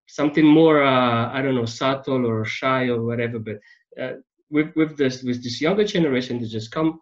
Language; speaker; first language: English; non-native, fluent; French